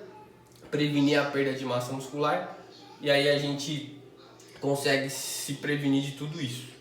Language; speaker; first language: Portuguese; native; Portuguese